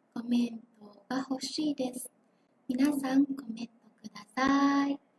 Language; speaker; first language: Japanese; non-native, fluent; Vietnamese